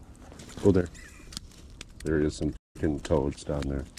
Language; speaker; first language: English; native; English